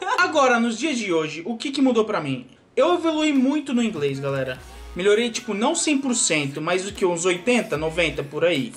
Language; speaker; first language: Portuguese; native; Portuguese